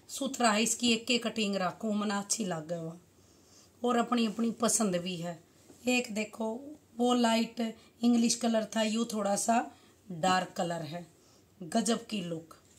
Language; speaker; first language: Hindi; native; Hindi